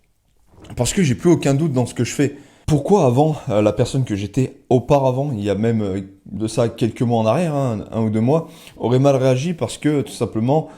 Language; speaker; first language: French; native; French